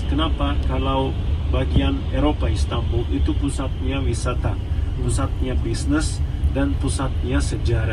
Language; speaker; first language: Indonesian; non-native, fluent; Turkish